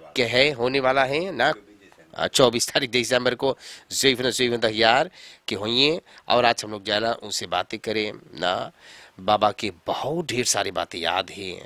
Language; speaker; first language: Hindi; early bilingual, heritage; Hindi